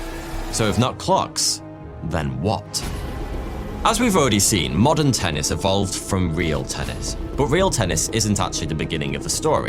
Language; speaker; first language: English; native; English